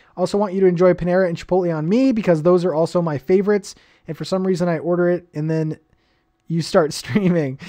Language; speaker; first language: English; native; English